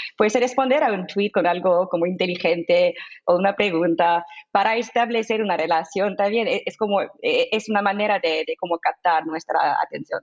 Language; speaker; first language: Spanish; non-native, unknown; English